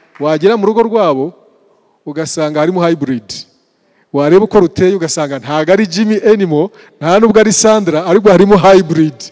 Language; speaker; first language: Kinyarwanda; early bilingual, heritage; Kinyarwanda